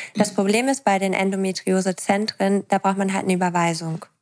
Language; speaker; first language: German; native; German